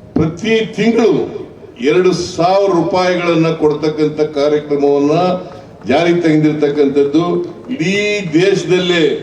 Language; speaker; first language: Kannada; native; Kannada